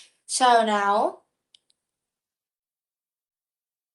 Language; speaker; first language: English; non-native, learner; Vietnamese